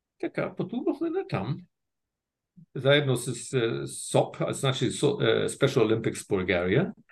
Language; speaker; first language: Bulgarian; non-native, fluent; German